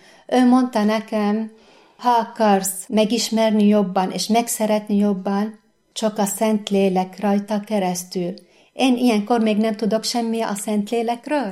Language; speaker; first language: Hungarian; non-native, learner; Arabic